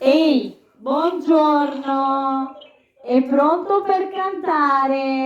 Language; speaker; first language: Italian; non-native, fluent; Albanian